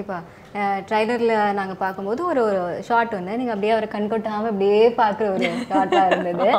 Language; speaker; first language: Tamil; native; Tamil